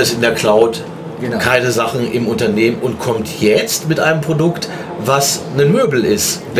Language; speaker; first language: German; native; German